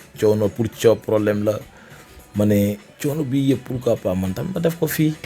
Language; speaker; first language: Wolof; non-native, local second language; Fula